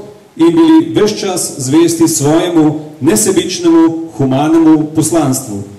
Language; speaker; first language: Slovenian; native; Slovenian